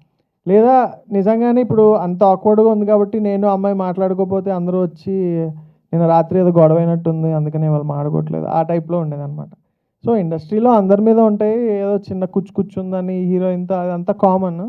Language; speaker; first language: Telugu; native; Telugu